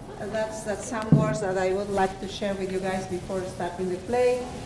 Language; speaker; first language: English; non-native, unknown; Quechua